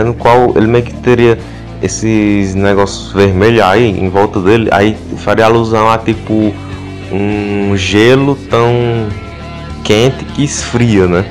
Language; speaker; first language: Portuguese; native; Portuguese